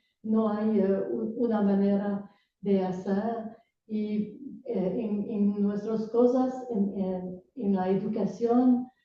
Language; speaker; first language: Spanish; non-native, learner; French